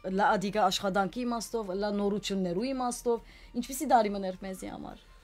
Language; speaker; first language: Armenian; native; Armenian